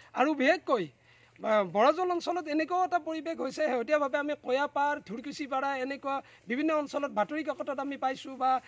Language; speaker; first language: Assamese; native; Assamese